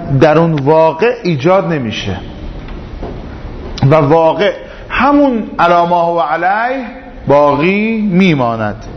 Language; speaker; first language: Persian; native; Persian